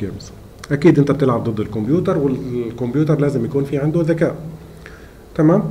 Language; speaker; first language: Arabic; native; Arabic